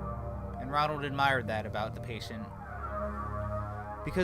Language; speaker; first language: English; native; English